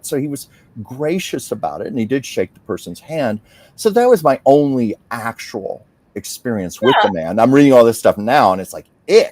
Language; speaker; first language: English; native; English